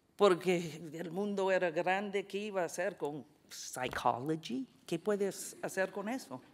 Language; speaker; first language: Spanish; non-native, fluent; English